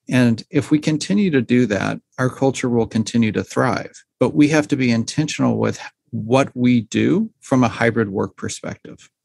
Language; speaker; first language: English; native; English